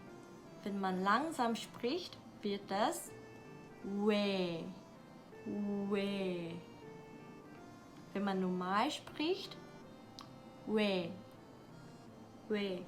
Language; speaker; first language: German; non-native, learner; Korean